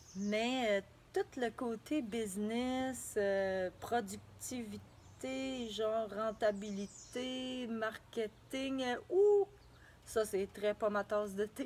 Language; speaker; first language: French; native; French